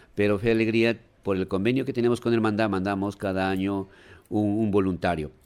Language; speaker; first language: Spanish; native; Spanish